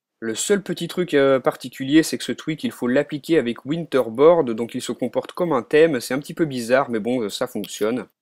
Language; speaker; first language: French; native; French